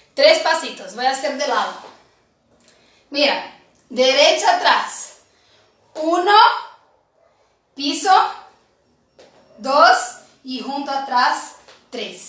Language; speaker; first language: Spanish; non-native, fluent; Portuguese